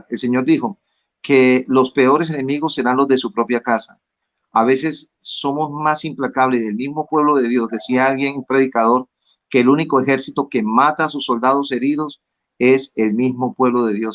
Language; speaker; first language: Spanish; native; Spanish